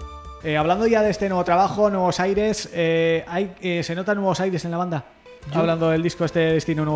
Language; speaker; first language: Spanish; native; Spanish